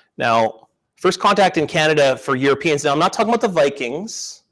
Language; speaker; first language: English; native; English